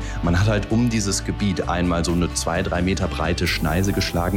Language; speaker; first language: German; native; German